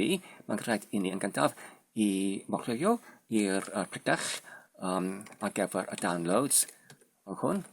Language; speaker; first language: Welsh; non-native, learner; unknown